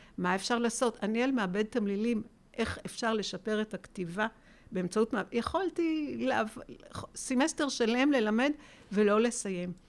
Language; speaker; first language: Hebrew; native; Hebrew